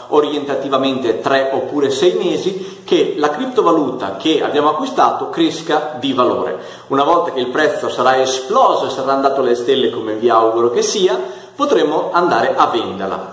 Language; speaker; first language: Italian; native; Italian